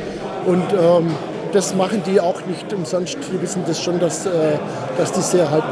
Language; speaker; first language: German; native; German